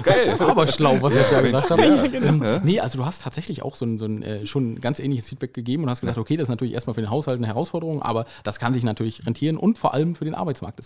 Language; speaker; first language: German; native; German